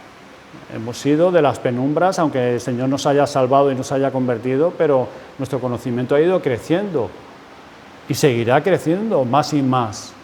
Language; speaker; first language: Spanish; native; Spanish